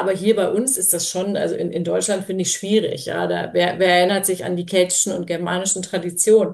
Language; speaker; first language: German; native; German